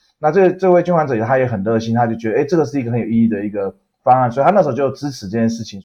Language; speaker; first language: Chinese; native; Chinese